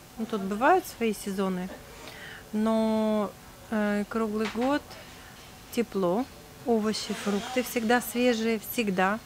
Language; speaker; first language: Russian; native; Russian